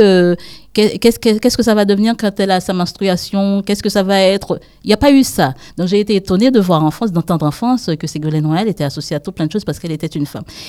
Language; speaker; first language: French; non-native, local second language; Haitian Creole